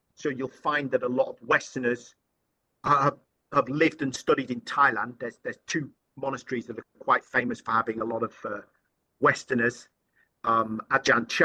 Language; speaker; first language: English; native; English